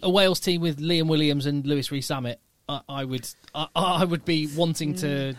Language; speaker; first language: English; native; English